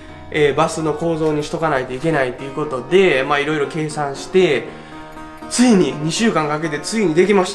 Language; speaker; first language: Japanese; native; Japanese